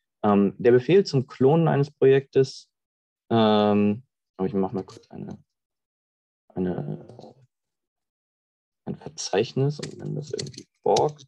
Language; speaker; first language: German; native; German